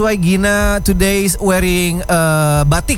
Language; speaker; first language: English; non-native, learner; Indonesian